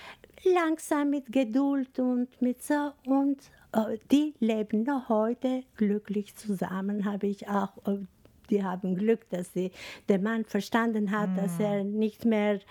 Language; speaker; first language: German; non-native, fluent; Albanian